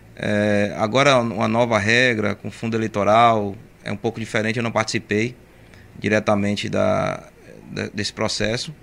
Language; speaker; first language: Portuguese; native; Portuguese